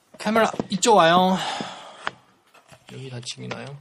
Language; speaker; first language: Korean; non-native, fluent; Chinese